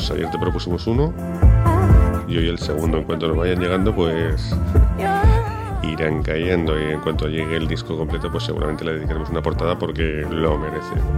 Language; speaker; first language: Spanish; native; Spanish